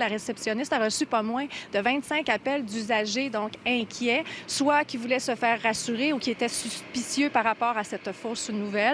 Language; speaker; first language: French; native; French